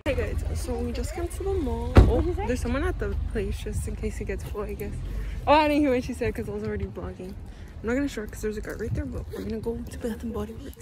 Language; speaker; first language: English; early bilingual, other home language; Spanish